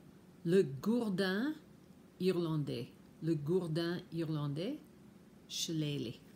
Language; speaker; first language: French; non-native, fluent; English